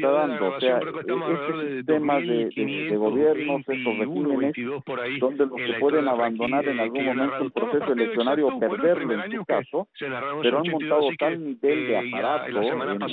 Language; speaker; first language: Spanish; native; Spanish